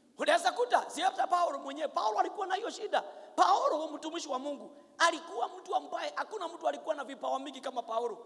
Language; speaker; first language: Swahili; non-native, local second language; Kikuyu